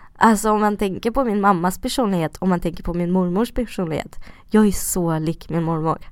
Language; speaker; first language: Swedish; early bilingual, other home language; Russian